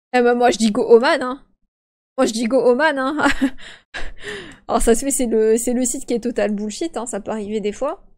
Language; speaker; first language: French; native; French